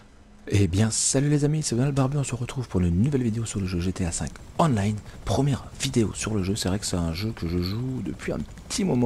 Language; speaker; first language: French; native; French